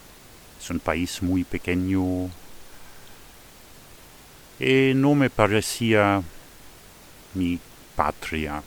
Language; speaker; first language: Spanish; non-native, fluent; Luxembourgish